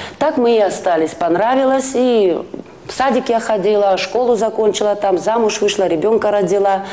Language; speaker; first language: Russian; native; Russian